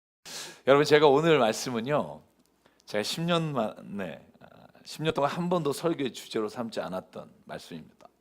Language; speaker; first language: Korean; native; Korean